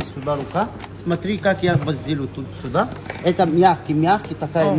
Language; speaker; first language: Russian; non-native, learner; Arabic